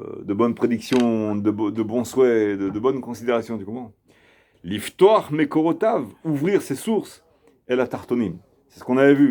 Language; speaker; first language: French; native; French